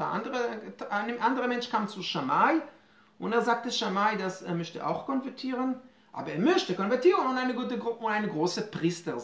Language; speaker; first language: German; non-native, fluent; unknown